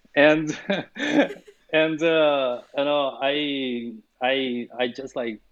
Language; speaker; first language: English; non-native, fluent; Portuguese